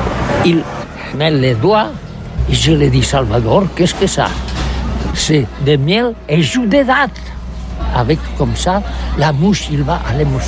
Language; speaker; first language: French; non-native, learner; Catalan